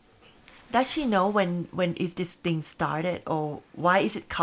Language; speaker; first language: English; non-native, fluent; Thai